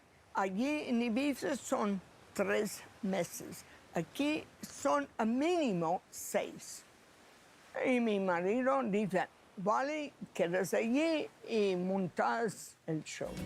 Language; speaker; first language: Spanish; non-native, learner; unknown